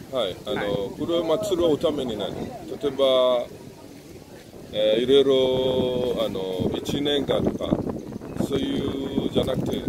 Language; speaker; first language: Japanese; non-native, learner; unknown